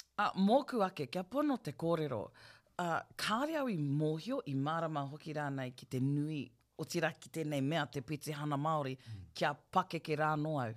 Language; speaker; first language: Māori; non-native, local second language; English